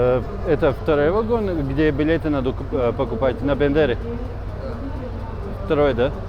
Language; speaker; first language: Russian; non-native, learner; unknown